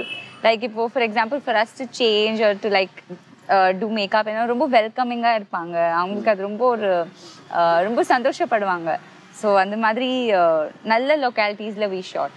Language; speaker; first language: Tamil; non-native, fluent; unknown